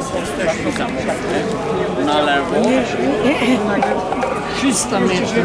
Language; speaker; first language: Polish; non-native, learner; Hungarian